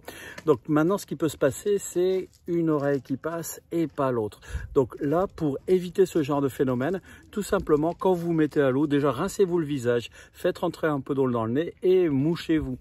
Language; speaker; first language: French; native; French